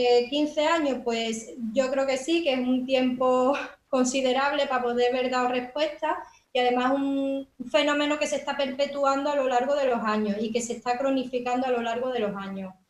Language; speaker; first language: Spanish; native; Spanish